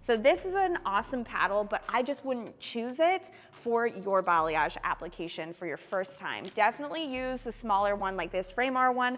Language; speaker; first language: English; native; English